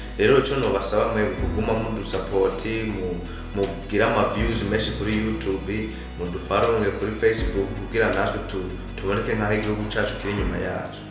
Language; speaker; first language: Rundi; early bilingual, heritage; Rundi